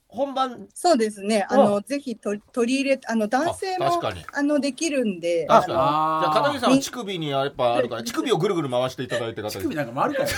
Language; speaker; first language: Japanese; native; Japanese